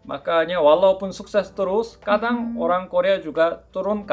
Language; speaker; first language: Indonesian; non-native, fluent; Korean